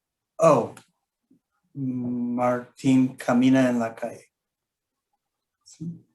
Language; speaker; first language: Spanish; non-native, learner; English